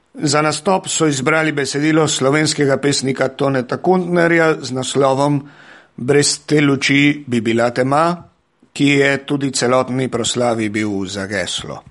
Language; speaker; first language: Slovenian; early bilingual, heritage; Slovenian